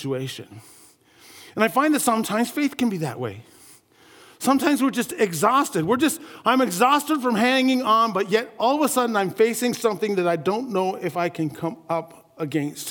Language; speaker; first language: English; native; English